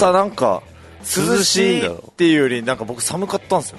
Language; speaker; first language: Japanese; native; Japanese